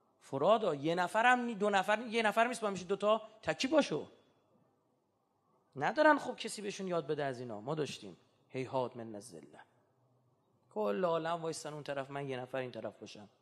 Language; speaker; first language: Persian; native; Persian